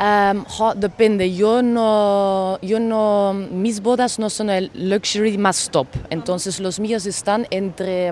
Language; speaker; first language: Spanish; non-native, fluent; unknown